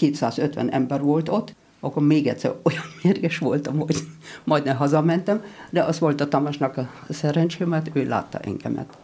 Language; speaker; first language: Hungarian; early bilingual, heritage; German